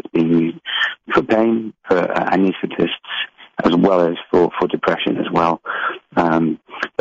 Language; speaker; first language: English; native; English